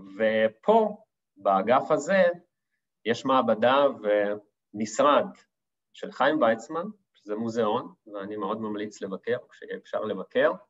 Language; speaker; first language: Hebrew; non-native, fluent; Russian